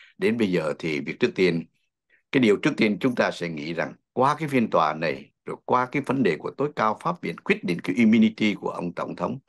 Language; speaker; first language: Vietnamese; native; Vietnamese